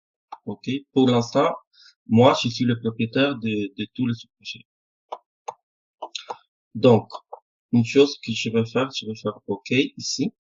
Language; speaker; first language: French; non-native, fluent; Spanish